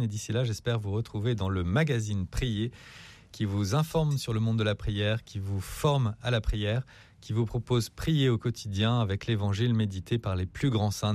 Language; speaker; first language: French; native; French